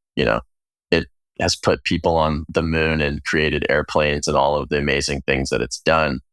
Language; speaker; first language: English; native; English